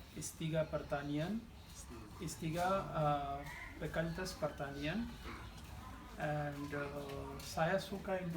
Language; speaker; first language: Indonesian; non-native, learner; Urdu